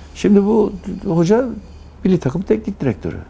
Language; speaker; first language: Turkish; native; Turkish